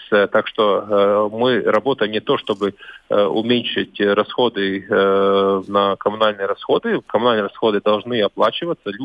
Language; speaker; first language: Russian; non-native, local second language; Latvian